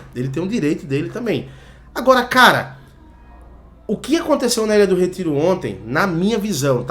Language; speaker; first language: Portuguese; native; Portuguese